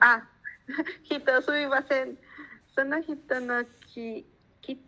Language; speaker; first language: Japanese; non-native, learner; Spanish